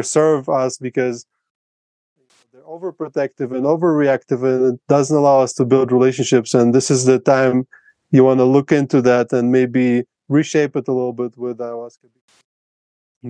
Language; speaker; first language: English; non-native, fluent; Russian